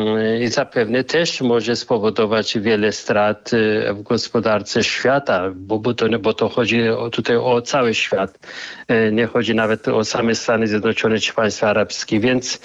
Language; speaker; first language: Polish; non-native, fluent; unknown